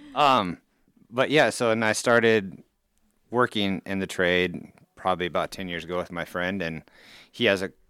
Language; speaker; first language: English; native; English